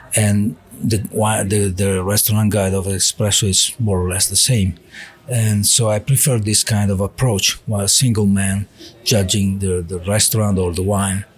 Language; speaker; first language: English; non-native, learner; Italian